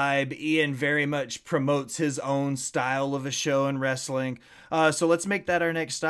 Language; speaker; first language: English; native; English